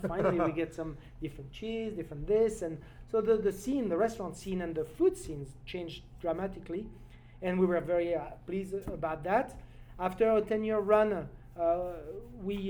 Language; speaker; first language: English; non-native, fluent; French